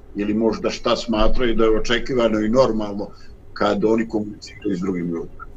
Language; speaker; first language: Bosnian; native; Bosnian